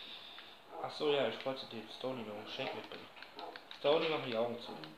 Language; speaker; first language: German; native; German